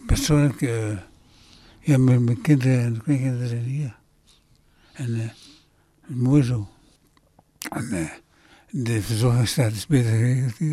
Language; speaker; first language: Dutch; early bilingual, other home language; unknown